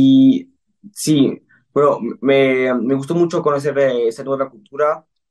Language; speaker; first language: Spanish; early bilingual, heritage; Spanish